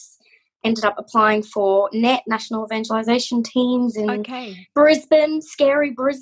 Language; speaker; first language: English; native; English